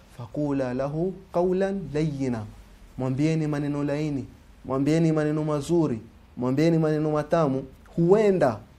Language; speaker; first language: Swahili; native; Swahili